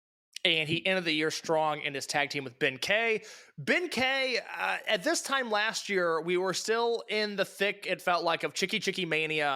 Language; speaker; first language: English; native; English